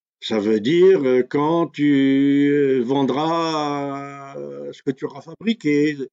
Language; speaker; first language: French; non-native, local second language; Kabyle